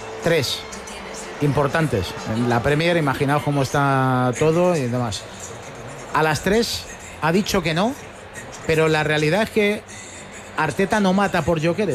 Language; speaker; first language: Spanish; native; Spanish